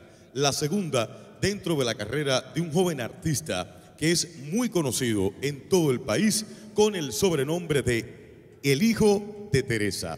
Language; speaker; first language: Spanish; native; Spanish